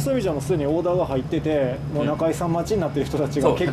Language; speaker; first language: Japanese; native; Japanese